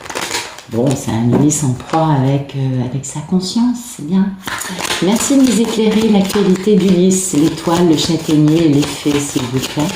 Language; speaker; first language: French; native; French